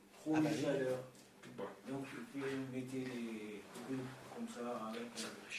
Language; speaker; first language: French; non-native, learner; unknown